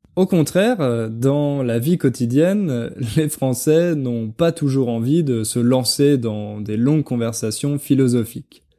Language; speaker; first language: French; native; French